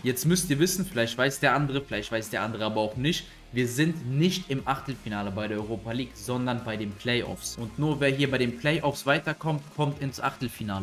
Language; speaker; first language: German; native; German